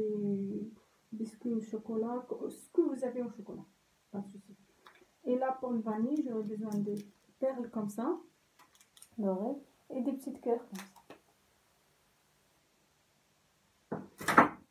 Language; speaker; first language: French; non-native, local second language; Arabic